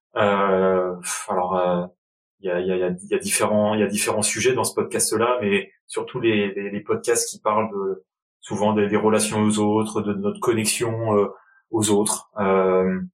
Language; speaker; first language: French; native; French